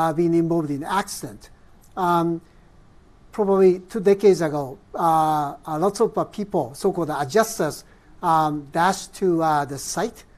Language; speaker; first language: English; non-native, fluent; Japanese